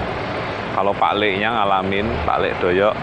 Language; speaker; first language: Indonesian; native; Indonesian